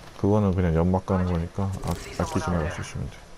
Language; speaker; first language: Korean; native; Korean